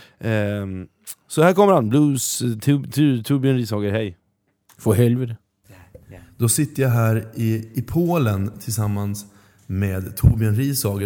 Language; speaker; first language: Swedish; native; Swedish